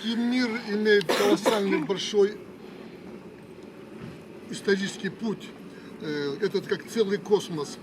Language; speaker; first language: Russian; non-native, local second language; Karachay-Balkar